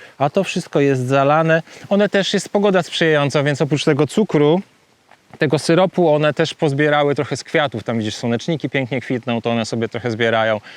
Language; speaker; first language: Polish; native; Polish